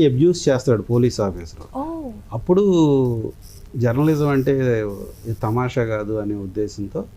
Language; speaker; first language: Telugu; native; Telugu